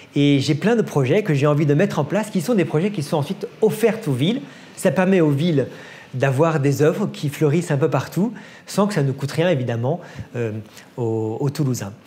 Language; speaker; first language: French; native; French